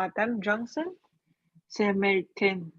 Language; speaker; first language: French; non-native, learner; Chinese